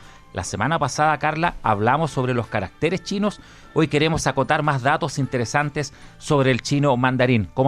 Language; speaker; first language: Spanish; native; Spanish